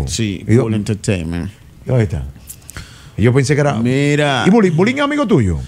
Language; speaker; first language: Spanish; native; Spanish